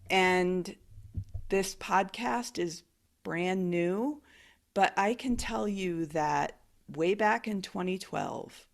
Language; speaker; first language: English; native; English